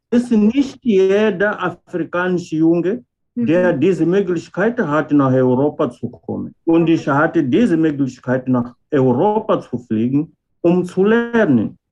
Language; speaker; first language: German; non-native, fluent; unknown